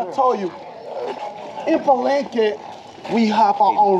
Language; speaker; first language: English; non-native, learner; Spanish